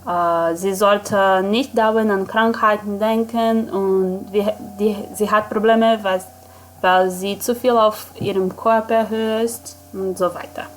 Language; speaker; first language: German; non-native, fluent; Portuguese